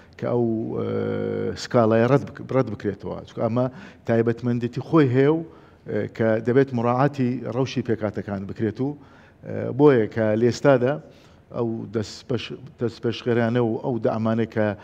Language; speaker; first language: Central Kurdish; non-native, local second language; Assyrian Neo-Aramaic